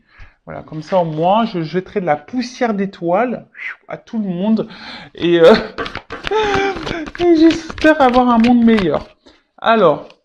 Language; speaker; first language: French; native; French